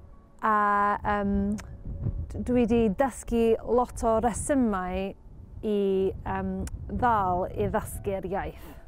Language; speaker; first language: Welsh; non-native, learner; English